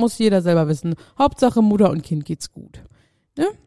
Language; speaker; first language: German; native; German